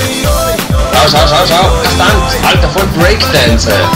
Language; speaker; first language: German; native; German